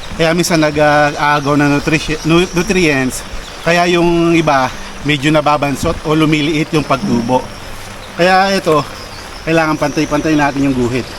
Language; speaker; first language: Filipino; native; Filipino